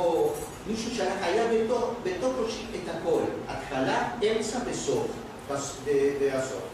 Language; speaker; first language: Hebrew; non-native, fluent; Spanish